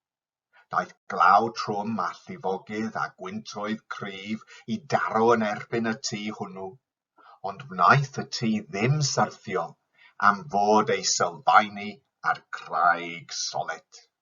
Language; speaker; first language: Welsh; non-native, fluent; English